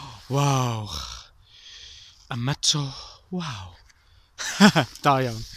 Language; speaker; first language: Welsh; non-native, learner; English